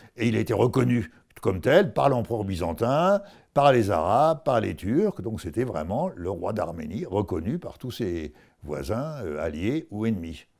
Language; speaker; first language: French; native; French